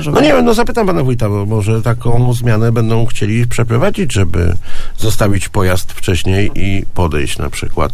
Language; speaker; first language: Polish; native; Polish